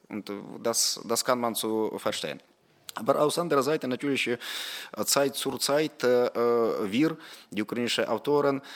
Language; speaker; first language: German; non-native, fluent; Ukrainian